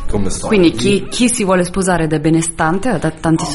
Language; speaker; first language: Italian; native; Italian